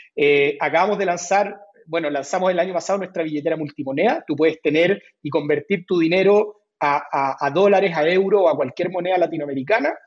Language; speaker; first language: Spanish; native; Spanish